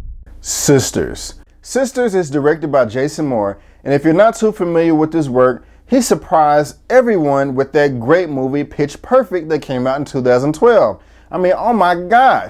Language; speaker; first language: English; native; English